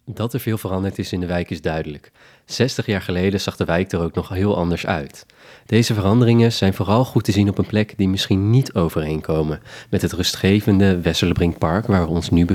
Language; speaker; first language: Dutch; native; Dutch